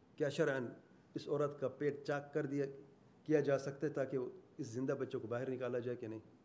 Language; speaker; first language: Urdu; native; Urdu